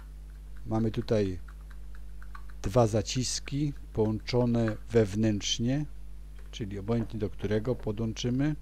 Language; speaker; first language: Polish; native; Polish